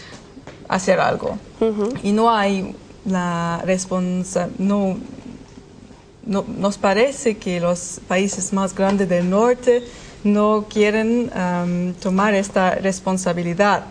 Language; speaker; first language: Spanish; non-native, learner; German